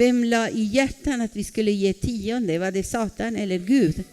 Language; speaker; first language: Swedish; non-native, fluent; Spanish